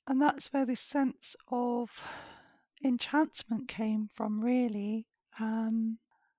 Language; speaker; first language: English; native; English